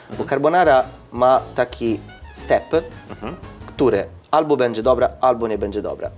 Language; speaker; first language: Polish; non-native, learner; Italian